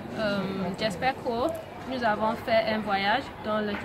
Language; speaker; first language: French; non-native, learner; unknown